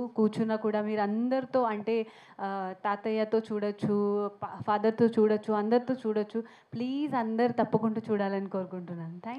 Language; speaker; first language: Telugu; non-native, learner; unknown